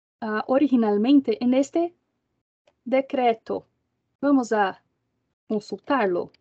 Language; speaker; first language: Spanish; non-native, learner; Portuguese